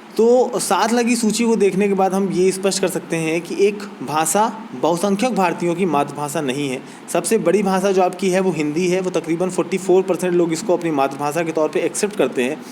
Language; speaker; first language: Hindi; native; Hindi